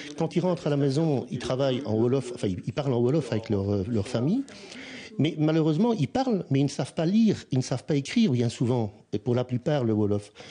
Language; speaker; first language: French; native; French